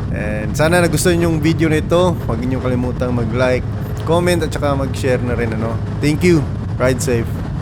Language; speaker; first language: Filipino; non-native, local second language; Cebuano